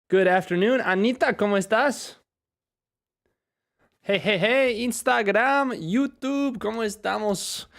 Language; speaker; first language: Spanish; non-native, fluent; English